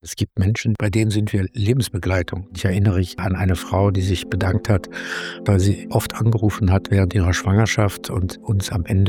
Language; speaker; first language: German; native; German